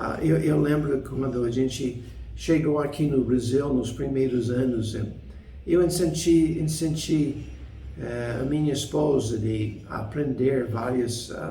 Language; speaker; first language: Portuguese; non-native, fluent; English